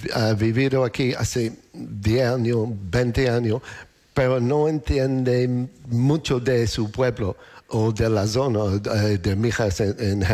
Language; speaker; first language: Spanish; non-native, learner; English